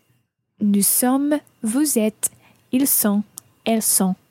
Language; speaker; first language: French; non-native, learner; English